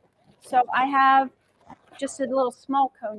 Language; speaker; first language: English; native; English